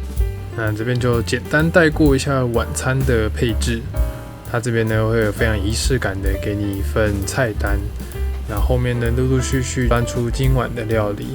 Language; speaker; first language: Chinese; native; Chinese